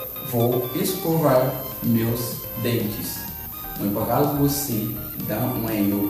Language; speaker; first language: Portuguese; non-native, learner; Haitian Creole